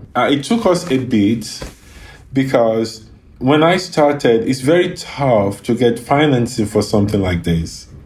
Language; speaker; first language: English; non-native, local second language; Yoruba